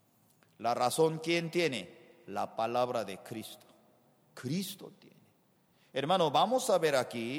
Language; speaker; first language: Spanish; non-native, fluent; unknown